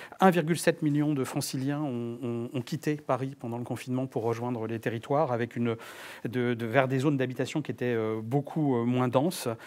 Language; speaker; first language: French; native; French